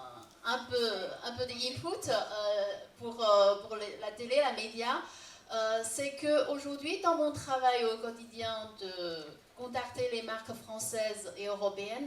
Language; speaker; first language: French; non-native, fluent; Chinese